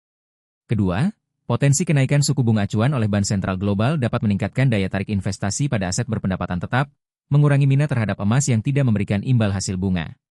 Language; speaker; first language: Indonesian; native; Indonesian